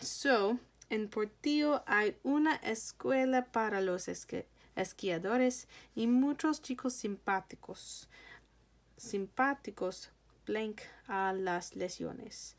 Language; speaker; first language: Spanish; non-native, fluent; English